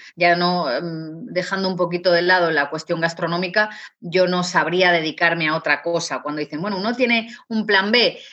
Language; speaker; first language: Spanish; native; Spanish